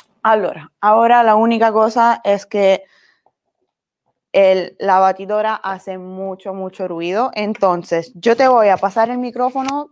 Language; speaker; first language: Spanish; non-native, learner; Italian